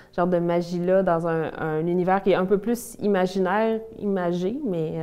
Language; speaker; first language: French; native; French